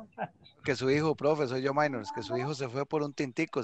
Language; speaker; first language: Spanish; native; Spanish